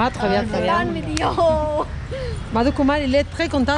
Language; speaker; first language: French; non-native, fluent; Spanish